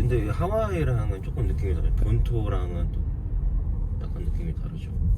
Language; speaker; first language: Korean; native; Korean